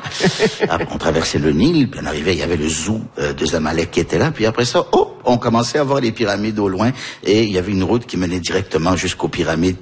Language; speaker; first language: French; early bilingual, other home language; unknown